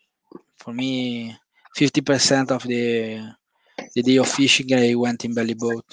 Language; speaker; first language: English; non-native, fluent; Italian